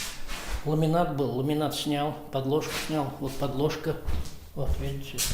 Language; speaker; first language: Russian; native; Russian